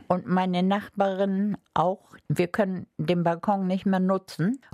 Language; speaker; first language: German; native; German